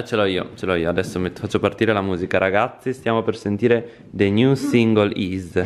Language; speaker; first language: Italian; native; Italian